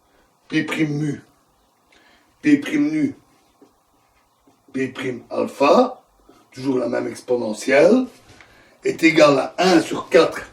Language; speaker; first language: French; native; French